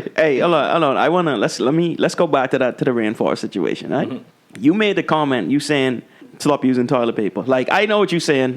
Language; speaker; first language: English; native; English